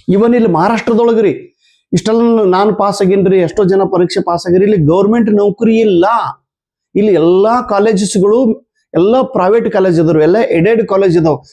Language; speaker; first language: Kannada; native; Kannada